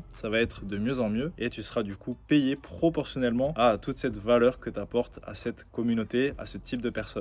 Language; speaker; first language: French; native; French